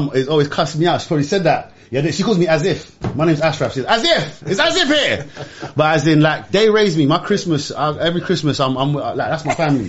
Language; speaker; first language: English; non-native, local second language; Arabic